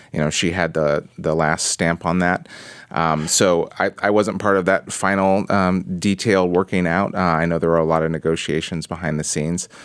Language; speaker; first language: English; native; English